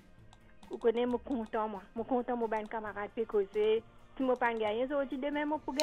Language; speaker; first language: French; non-native, local second language; Morisyen